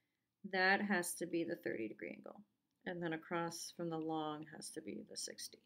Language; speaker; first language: English; native; English